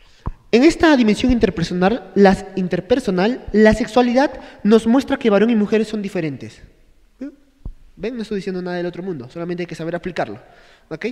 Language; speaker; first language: Spanish; native; Spanish